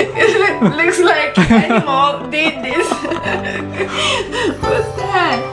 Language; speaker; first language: English; non-native, fluent; Italian